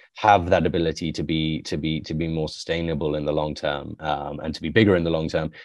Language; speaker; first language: English; native; English